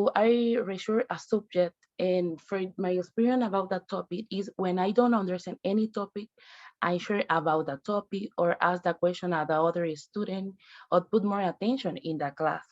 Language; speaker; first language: English; non-native, learner; Spanish